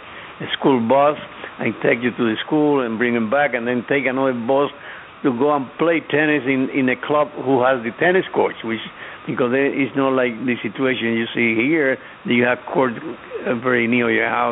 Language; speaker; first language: English; non-native, fluent; Spanish